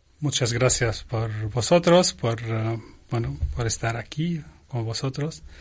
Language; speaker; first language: Spanish; non-native, learner; Arabic